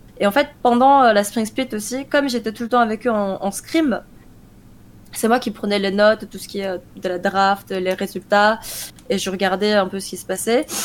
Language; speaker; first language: French; early bilingual, other home language; Korean